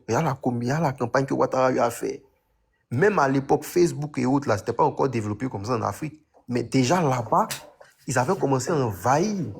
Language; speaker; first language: French; native; French